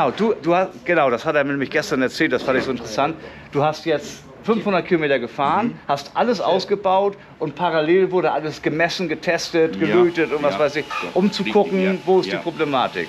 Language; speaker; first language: German; native; German